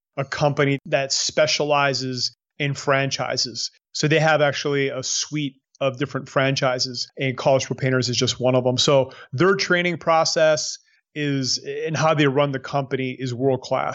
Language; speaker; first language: English; native; English